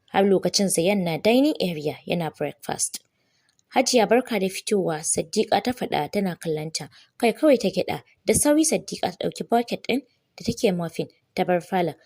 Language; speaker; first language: Hausa; native; Hausa